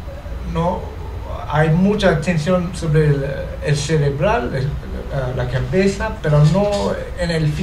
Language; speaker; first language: Spanish; non-native, learner; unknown